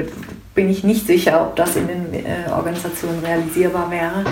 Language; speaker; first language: German; native; German